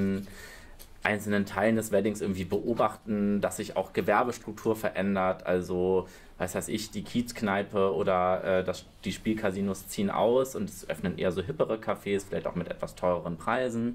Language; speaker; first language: German; native; German